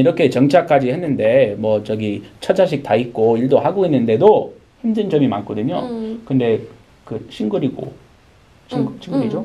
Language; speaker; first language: Korean; native; Korean